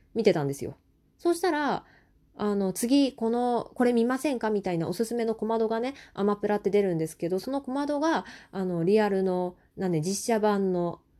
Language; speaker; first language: Japanese; native; Japanese